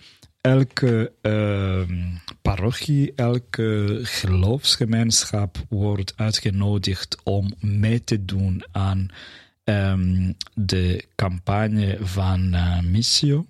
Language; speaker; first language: Dutch; non-native, fluent; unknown